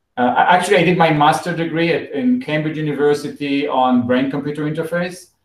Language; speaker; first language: English; non-native, fluent; Hebrew